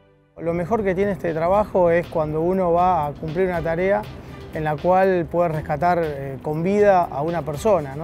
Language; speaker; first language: Spanish; native; Spanish